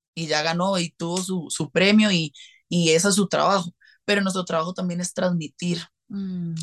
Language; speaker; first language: Spanish; native; Spanish